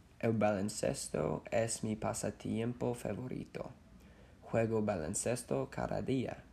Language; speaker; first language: Spanish; non-native, learner; English